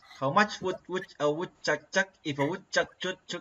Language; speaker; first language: English; non-native, learner; Indonesian